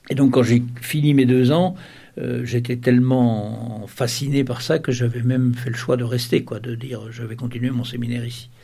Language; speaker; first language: French; native; French